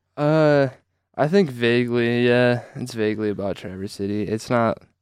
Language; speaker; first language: English; native; English